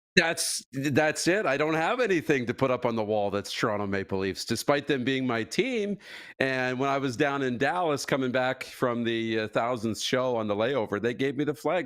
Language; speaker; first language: English; native; English